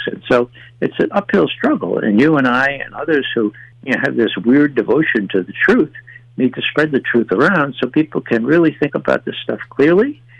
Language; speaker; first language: English; native; English